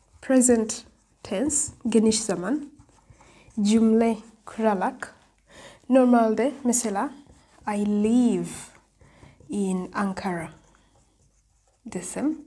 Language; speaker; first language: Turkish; non-native, fluent; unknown